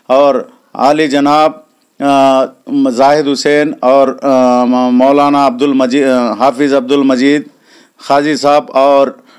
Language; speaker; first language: Hindi; non-native, local second language; Urdu